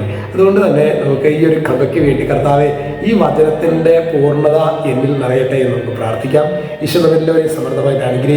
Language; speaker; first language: Malayalam; native; Malayalam